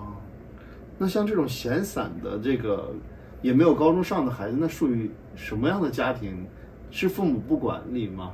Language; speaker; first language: Chinese; native; Chinese